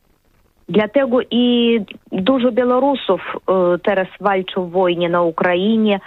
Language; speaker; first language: Polish; non-native, learner; Russian